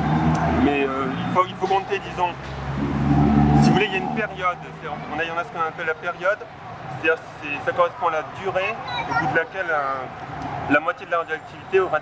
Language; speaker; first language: French; native; French